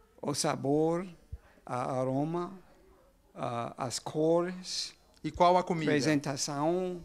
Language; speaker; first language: Portuguese; non-native, learner; English